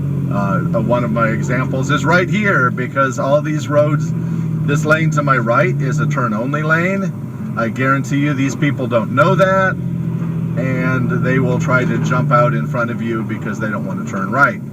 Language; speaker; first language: English; native; English